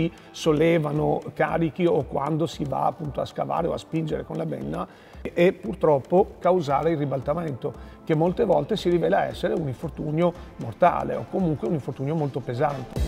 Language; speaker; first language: Italian; native; Italian